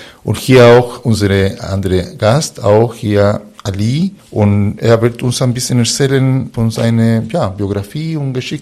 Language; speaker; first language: German; non-native, fluent; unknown